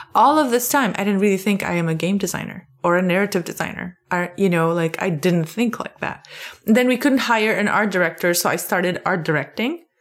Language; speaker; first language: English; non-native, fluent; Arabic